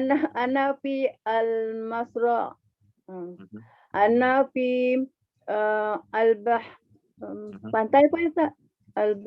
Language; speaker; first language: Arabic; non-native, learner; Malay